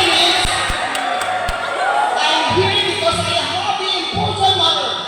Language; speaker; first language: English; non-native, local second language; Cebuano